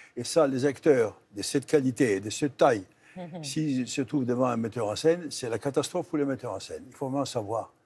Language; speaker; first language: French; non-native, fluent; Greek